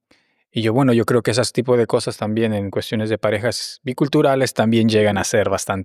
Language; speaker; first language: Spanish; native; Spanish